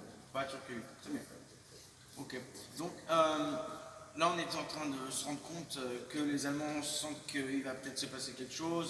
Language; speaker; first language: French; native; French